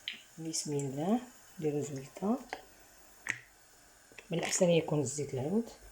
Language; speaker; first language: Arabic; native; Arabic